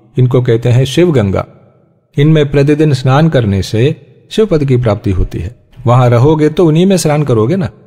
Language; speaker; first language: Hindi; native; Hindi